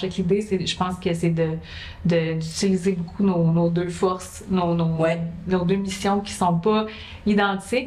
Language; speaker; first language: French; native; French